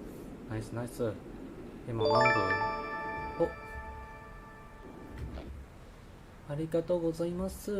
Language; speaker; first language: Japanese; non-native, learner; Chinese